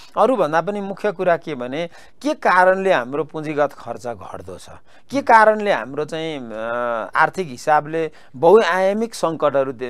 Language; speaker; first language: Nepali; native; Nepali